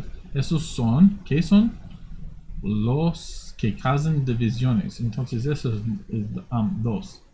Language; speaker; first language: Spanish; non-native, fluent; English